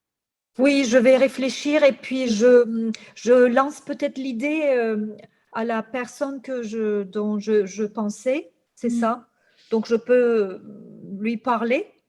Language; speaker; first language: French; non-native, fluent; Turkish